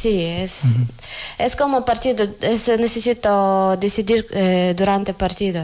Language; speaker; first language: Spanish; non-native, learner; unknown